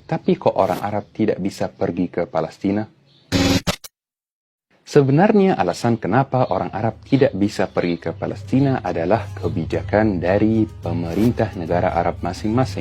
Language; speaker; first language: Indonesian; non-native, fluent; Arabic